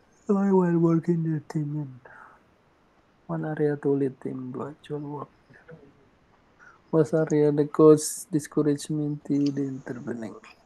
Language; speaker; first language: English; non-native, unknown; Indonesian